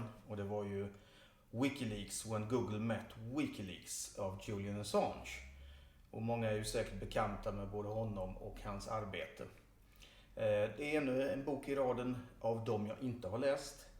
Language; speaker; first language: Swedish; native; Swedish